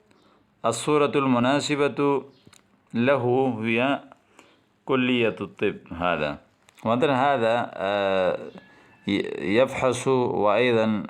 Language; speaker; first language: Arabic; non-native, fluent; Urdu